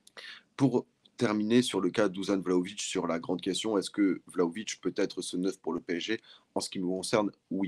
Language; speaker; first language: French; native; French